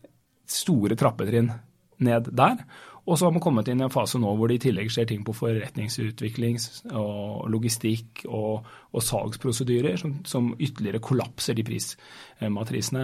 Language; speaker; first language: Norwegian; native; Norwegian